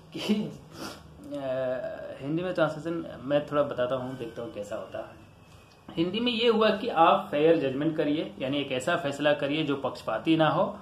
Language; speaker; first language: Hindi; native; Hindi